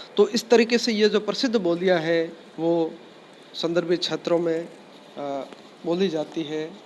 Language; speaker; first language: Hindi; native; Hindi